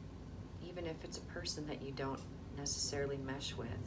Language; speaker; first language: English; native; English